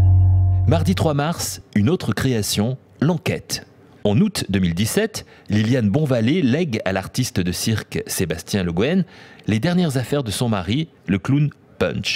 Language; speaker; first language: French; native; French